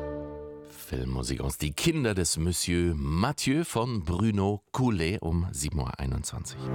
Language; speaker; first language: German; native; German